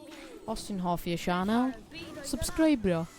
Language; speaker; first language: Welsh; non-native, local second language; English